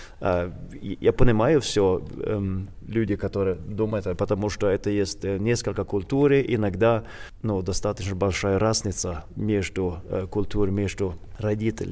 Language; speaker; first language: Russian; non-native, learner; Swedish